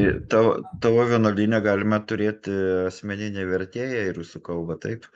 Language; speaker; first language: Lithuanian; native; Lithuanian